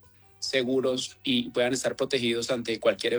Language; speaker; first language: Spanish; native; Spanish